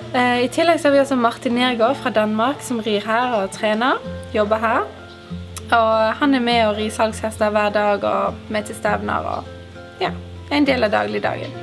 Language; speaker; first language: Norwegian; native; Norwegian